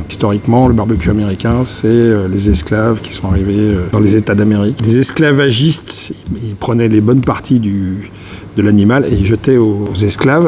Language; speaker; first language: French; native; French